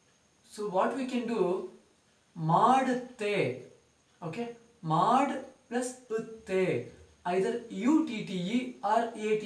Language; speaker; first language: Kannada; non-native, local second language; Telugu